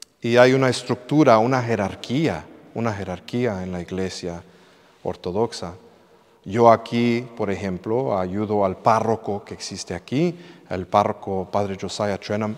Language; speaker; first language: Spanish; early bilingual, heritage; English